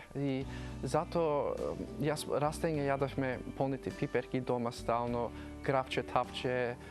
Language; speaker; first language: Macedonian; early bilingual, heritage; Macedonian